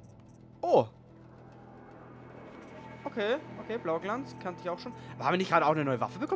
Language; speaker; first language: German; native; German